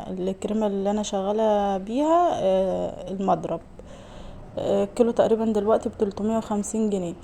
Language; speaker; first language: Arabic; native; Arabic